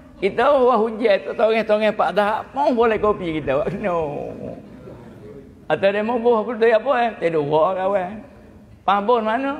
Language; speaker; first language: Malay; native; Malay